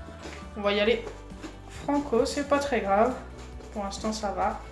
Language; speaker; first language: French; native; French